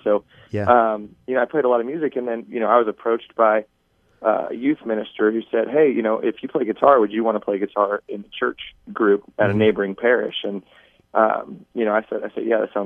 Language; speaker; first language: English; native; English